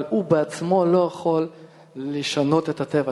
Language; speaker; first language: Hebrew; non-native, fluent; Russian